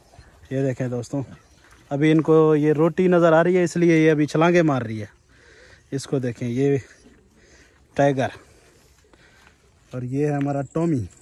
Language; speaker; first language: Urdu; non-native, local second language; Saraiki